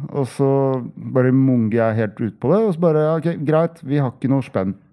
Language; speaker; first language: Norwegian; native; Norwegian